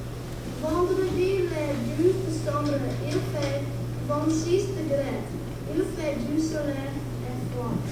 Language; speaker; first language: French; non-native, learner; English